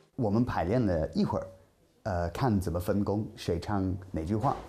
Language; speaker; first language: Chinese; non-native, fluent; English